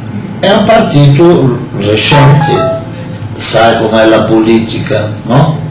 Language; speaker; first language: Italian; non-native, fluent; Portuguese